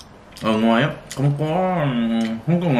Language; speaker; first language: Vietnamese; non-native, learner; Korean